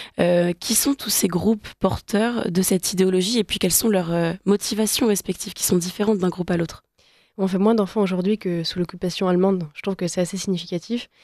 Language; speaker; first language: French; native; French